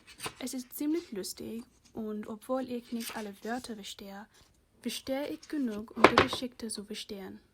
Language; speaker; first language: German; non-native, learner; English